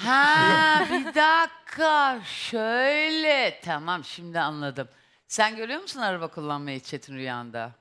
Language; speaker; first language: Turkish; native; Turkish